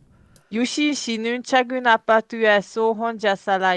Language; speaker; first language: Korean; non-native, learner; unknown